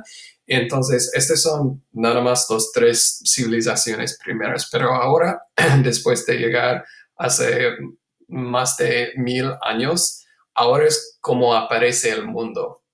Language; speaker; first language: Spanish; non-native, fluent; English